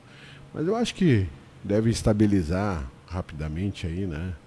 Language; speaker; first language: Portuguese; native; Portuguese